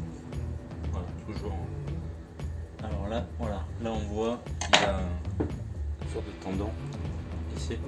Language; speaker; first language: French; native; French